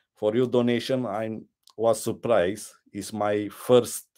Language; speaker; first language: English; non-native, learner; Romanian